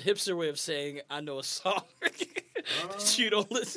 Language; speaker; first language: English; early bilingual, other home language; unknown